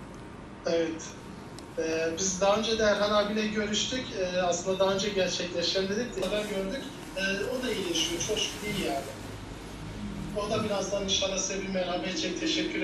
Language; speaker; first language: Turkish; native; Turkish